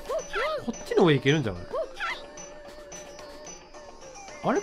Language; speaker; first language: Japanese; native; Japanese